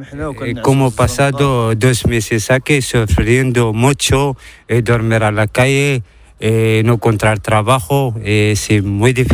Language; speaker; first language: Spanish; non-native, learner; Arabic